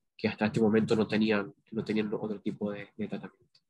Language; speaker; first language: Spanish; native; Spanish